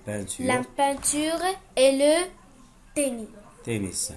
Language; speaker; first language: French; non-native, local second language; Arabic